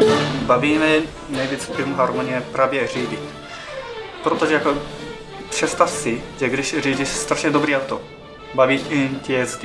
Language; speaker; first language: Czech; non-native, fluent; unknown